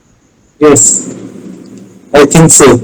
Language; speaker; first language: English; non-native, learner; Bangla